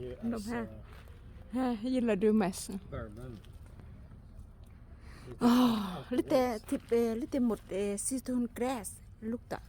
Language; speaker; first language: Swedish; non-native, learner; Thai